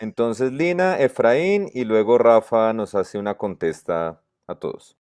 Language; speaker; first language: Spanish; native; Spanish